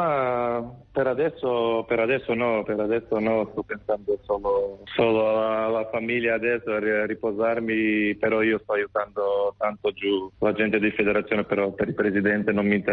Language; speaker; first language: Italian; non-native, fluent; Macedonian